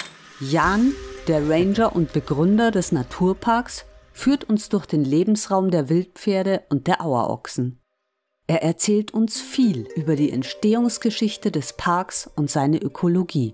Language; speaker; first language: German; native; German